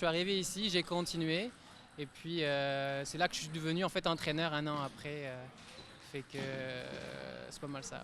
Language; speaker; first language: French; native; French